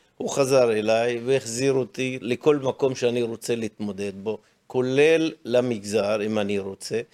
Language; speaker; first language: Hebrew; non-native, local second language; Arabic